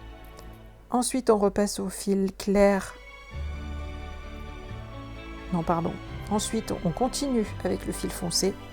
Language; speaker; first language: French; native; French